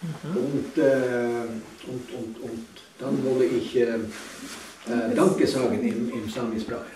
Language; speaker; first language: German; non-native, learner; Northern Sami